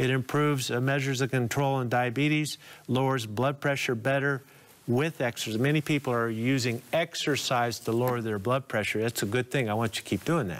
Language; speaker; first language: English; native; English